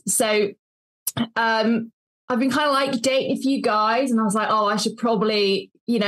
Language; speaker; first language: English; native; English